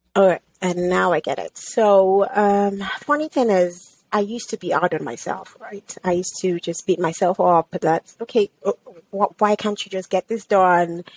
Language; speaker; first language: English; non-native, local second language; Yoruba